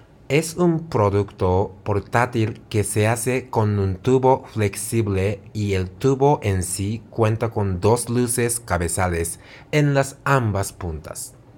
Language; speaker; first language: Spanish; non-native, fluent; Japanese